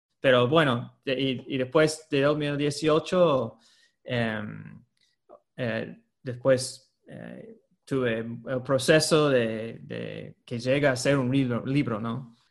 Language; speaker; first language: Spanish; non-native, fluent; English